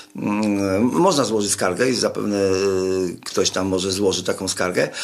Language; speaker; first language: Polish; native; Polish